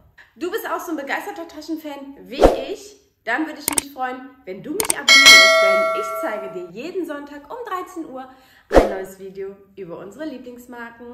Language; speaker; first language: German; native; German